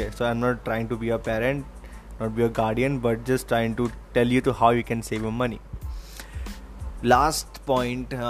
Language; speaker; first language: English; non-native, local second language; Hindi